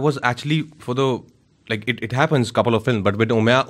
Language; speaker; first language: English; non-native, local second language; Hindi